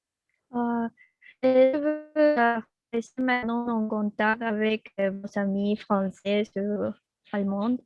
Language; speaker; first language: French; non-native, learner; Spanish